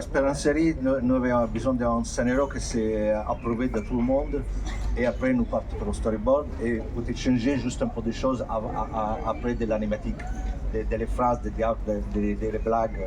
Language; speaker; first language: French; non-native, fluent; Italian